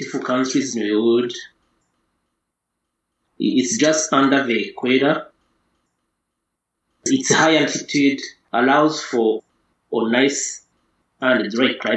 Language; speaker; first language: English; non-native, local second language; Kinyarwanda